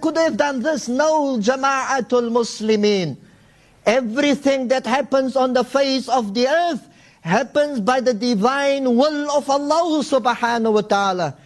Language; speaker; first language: English; early bilingual, other home language; Afrikaans